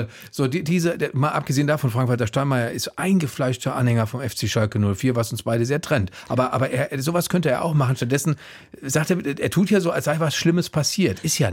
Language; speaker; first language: German; native; German